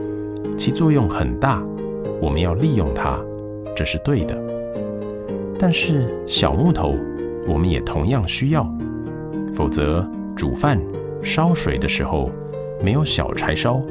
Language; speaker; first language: Chinese; native; Chinese